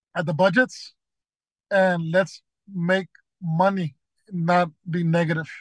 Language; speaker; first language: English; native; English